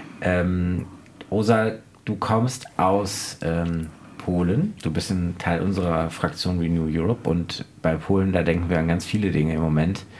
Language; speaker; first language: German; native; German